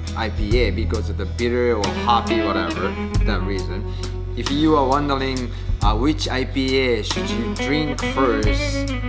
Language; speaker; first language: English; non-native, fluent; Japanese